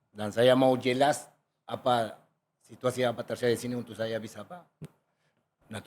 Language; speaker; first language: Indonesian; non-native, fluent; Spanish